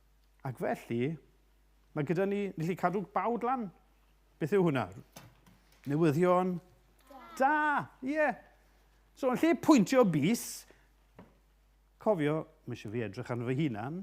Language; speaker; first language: Welsh; native; Welsh